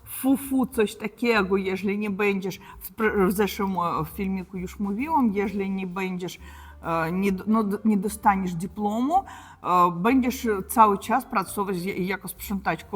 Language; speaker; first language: Polish; non-native, learner; Russian